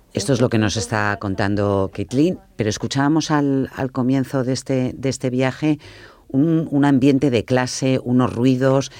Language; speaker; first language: Spanish; native; Spanish